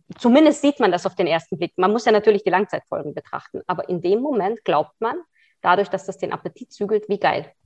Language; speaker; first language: German; early bilingual, other home language; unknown